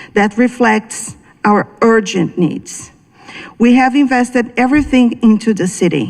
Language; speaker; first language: English; non-native, fluent; Portuguese